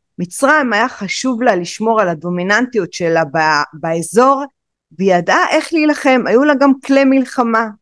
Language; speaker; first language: Hebrew; native; Hebrew